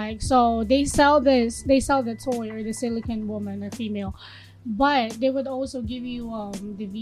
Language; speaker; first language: English; non-native, local second language; Filipino